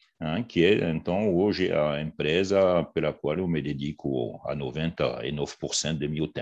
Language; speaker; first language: Portuguese; non-native, fluent; French